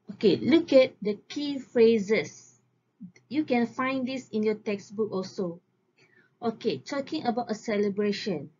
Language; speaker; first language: English; non-native, local second language; Malay